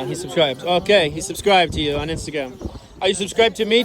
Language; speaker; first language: English; native; English